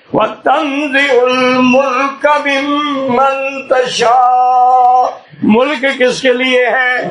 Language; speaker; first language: Urdu; non-native, local second language; Saraiki